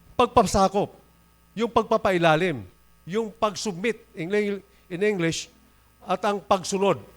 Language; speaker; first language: Filipino; non-native, local second language; Masbatenyo